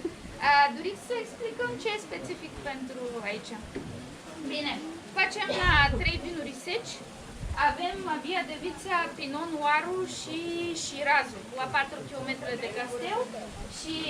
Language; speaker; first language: Romanian; non-native, learner; Bulgarian